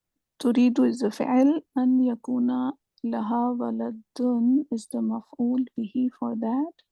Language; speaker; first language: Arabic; non-native, learner; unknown